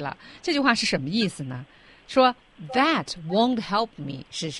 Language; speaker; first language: Chinese; native; Chinese